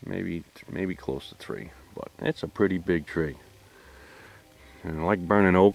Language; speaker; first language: English; native; English